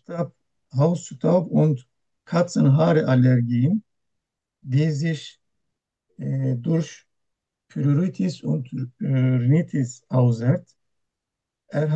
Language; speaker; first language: German; non-native, learner; Turkish